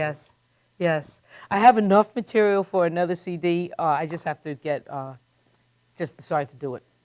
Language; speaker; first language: English; native; English